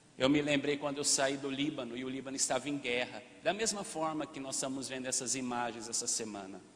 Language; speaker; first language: Portuguese; early bilingual, other home language; Arabic